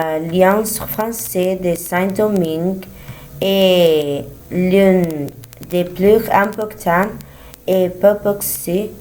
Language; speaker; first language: French; non-native, learner; Spanish